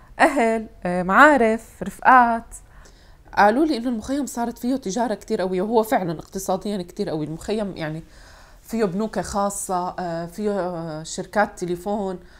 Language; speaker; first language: Arabic; native; Arabic